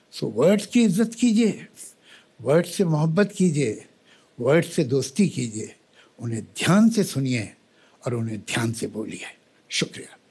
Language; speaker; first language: Hindi; native; Hindi